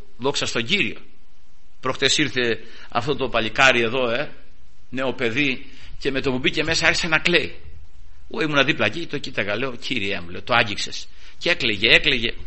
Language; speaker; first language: Greek; native; Greek